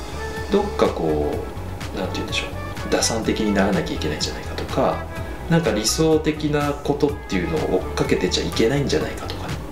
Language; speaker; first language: Japanese; native; Japanese